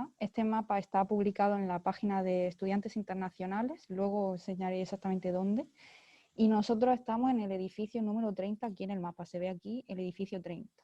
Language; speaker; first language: Spanish; native; Spanish